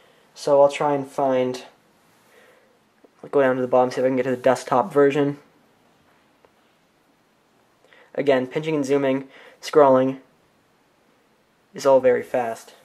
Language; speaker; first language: English; native; English